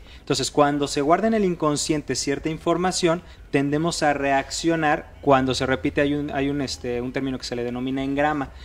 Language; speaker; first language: Spanish; native; Spanish